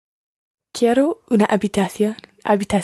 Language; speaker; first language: Spanish; non-native, learner; English